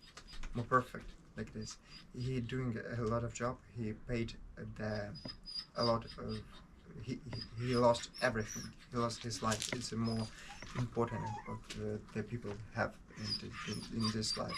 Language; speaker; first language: English; non-native, learner; Ukrainian